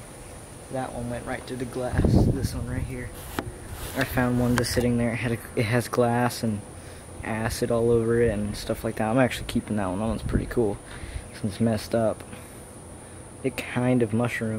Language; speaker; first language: English; native; English